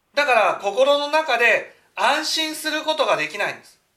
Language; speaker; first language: Japanese; native; Japanese